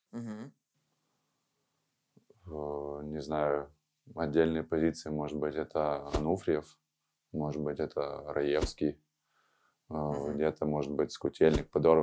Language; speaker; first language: Russian; native; Russian